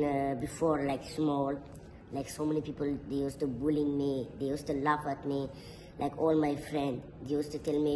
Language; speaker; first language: English; non-native, learner; Tajik